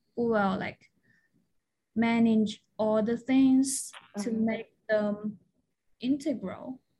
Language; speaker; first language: English; non-native, fluent; Chinese